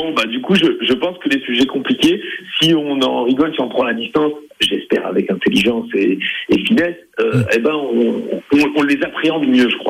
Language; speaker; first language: French; native; French